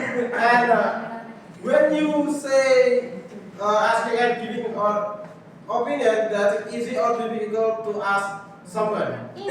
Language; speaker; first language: English; non-native, learner; Indonesian